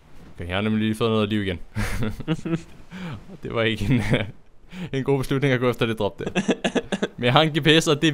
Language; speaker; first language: Danish; native; Danish